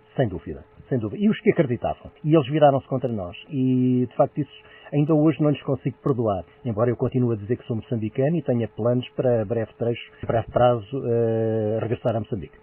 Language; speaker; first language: Portuguese; native; Portuguese